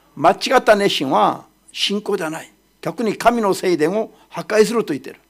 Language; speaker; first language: Japanese; non-native, fluent; Korean